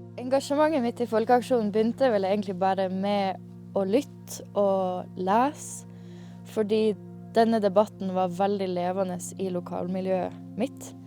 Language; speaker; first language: Norwegian; native; Norwegian